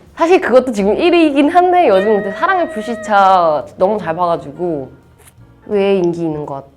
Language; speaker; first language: Korean; non-native, fluent; Chinese